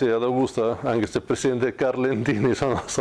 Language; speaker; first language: Italian; native; Italian